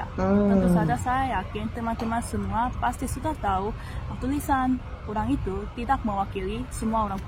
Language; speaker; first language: Indonesian; non-native, fluent; Korean